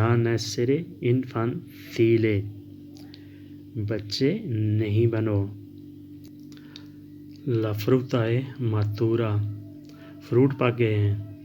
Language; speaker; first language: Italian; non-native, learner; Urdu